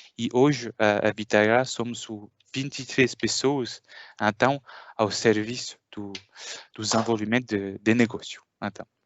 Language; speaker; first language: Portuguese; early bilingual, heritage; French